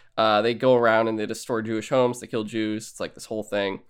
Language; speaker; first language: English; native; English